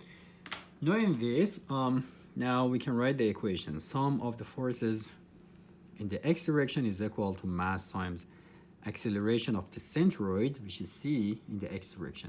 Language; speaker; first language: English; non-native, fluent; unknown